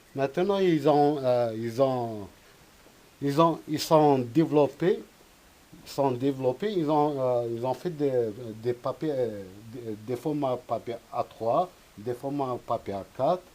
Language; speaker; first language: French; non-native, local second language; Arabic